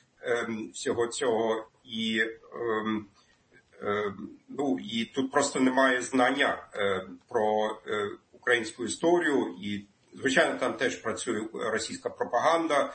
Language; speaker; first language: Ukrainian; non-native, fluent; German